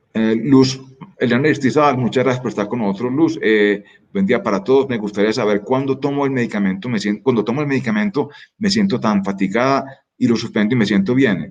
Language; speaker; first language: Spanish; native; Spanish